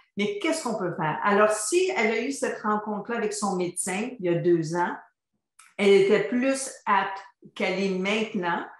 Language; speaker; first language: French; native; French